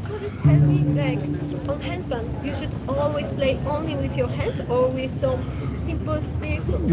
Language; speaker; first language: English; non-native, learner; Polish